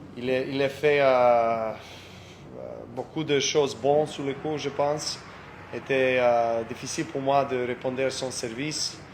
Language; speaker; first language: French; non-native, fluent; Serbian